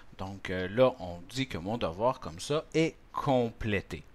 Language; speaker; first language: French; native; French